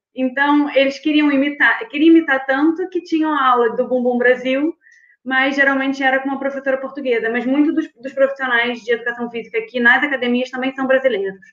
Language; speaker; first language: Portuguese; native; Portuguese